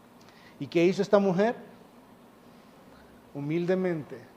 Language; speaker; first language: Spanish; native; Spanish